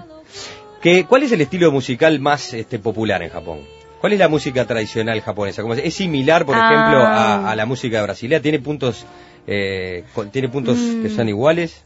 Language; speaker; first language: Spanish; native; Spanish